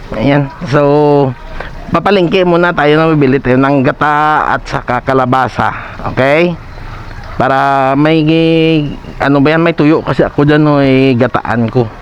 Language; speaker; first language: Filipino; non-native, local second language; Hiligaynon